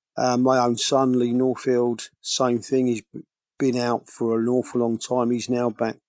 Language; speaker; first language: English; native; English